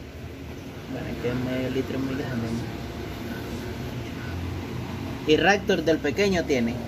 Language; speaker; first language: Spanish; native; Spanish